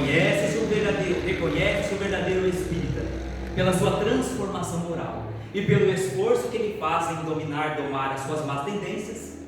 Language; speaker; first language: Portuguese; native; Portuguese